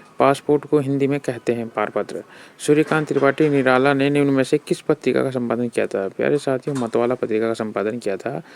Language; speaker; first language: Hindi; native; Hindi